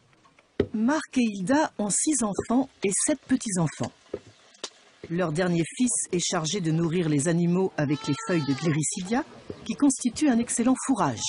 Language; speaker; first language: French; native; French